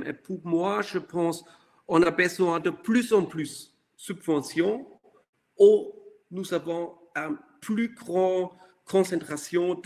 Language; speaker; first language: French; non-native, fluent; German